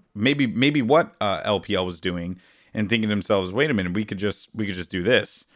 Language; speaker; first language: English; native; English